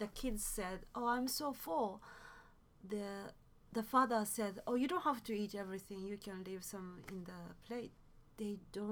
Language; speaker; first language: English; non-native, fluent; Japanese